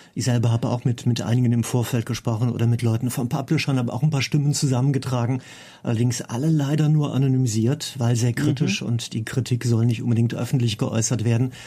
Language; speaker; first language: German; native; German